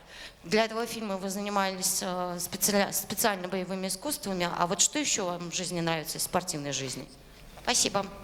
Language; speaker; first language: Russian; native; Russian